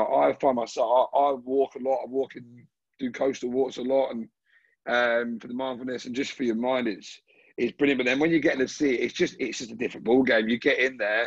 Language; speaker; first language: English; native; English